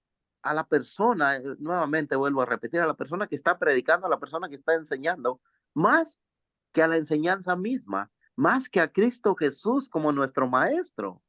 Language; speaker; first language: Spanish; native; Spanish